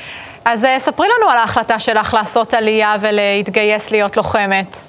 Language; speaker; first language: Hebrew; native; Hebrew